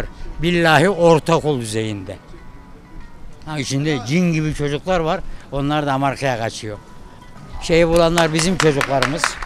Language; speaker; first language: Turkish; native; Turkish